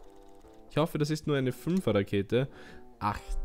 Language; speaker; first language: German; native; German